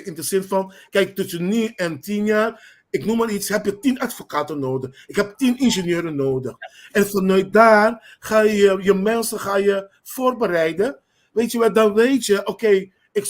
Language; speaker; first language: Dutch; non-native, local second language; Papiamento